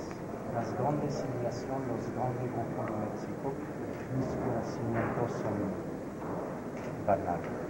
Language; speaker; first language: Spanish; non-native, learner; French